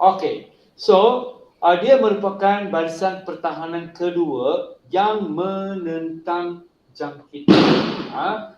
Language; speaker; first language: Malay; non-native, local second language; Tamil